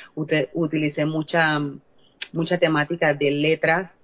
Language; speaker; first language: Spanish; native; Spanish